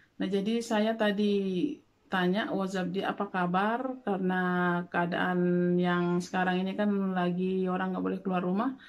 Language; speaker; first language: Indonesian; native; Indonesian